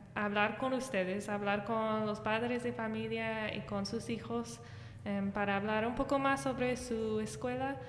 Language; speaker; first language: Spanish; early bilingual, heritage; Spanish